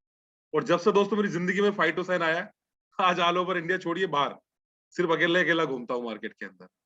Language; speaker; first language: Hindi; native; Hindi